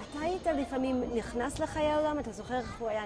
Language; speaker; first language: Hebrew; native; Hebrew